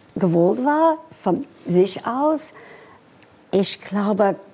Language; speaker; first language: German; non-native, fluent; English